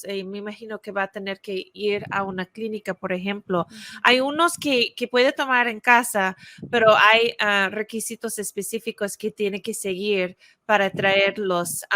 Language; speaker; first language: Spanish; non-native, fluent; English